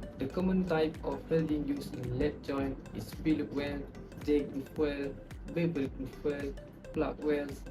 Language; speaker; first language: English; non-native, local second language; Malay